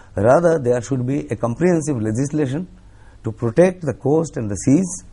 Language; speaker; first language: English; non-native, local second language; Bangla